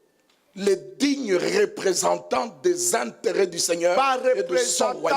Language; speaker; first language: French; non-native, local second language; Lingala